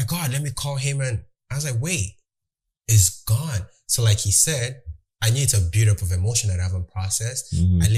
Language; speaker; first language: English; non-native, local second language; Yoruba